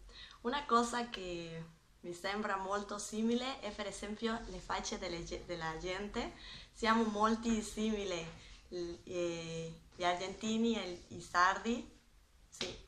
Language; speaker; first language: Italian; non-native, learner; Spanish